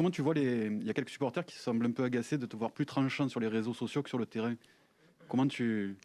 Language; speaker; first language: French; native; French